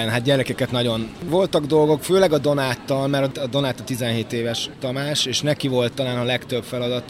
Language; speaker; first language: Hungarian; native; Hungarian